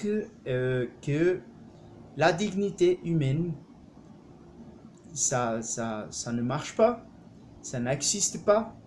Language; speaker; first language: French; non-native, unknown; Spanish